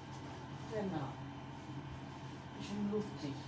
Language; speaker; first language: German; non-native, learner; French